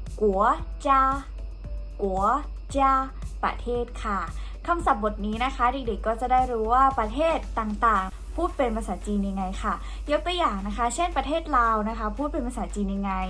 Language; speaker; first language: Thai; native; Thai